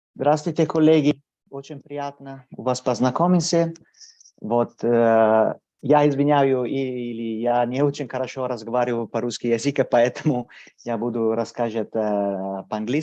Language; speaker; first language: Russian; non-native, learner; English